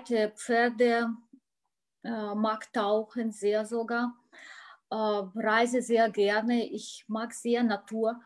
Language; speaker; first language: German; non-native, learner; Russian